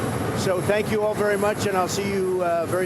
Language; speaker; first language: English; native; English